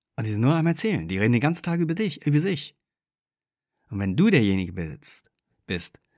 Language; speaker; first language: German; non-native, fluent; English